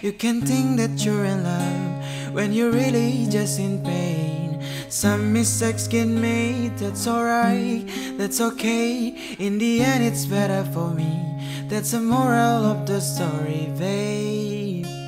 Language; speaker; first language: English; non-native, learner; Indonesian